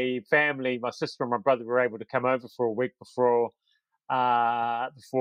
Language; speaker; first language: English; native; English